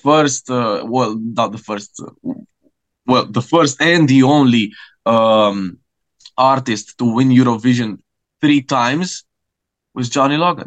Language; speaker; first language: English; non-native, fluent; Romanian